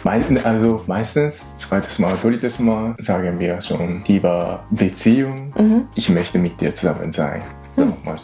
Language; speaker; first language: German; non-native, learner; Japanese